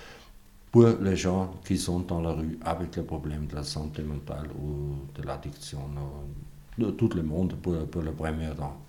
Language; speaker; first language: French; non-native, fluent; German